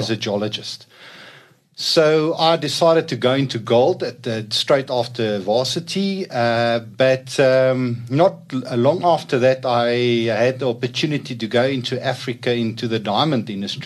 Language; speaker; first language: English; non-native, local second language; Afrikaans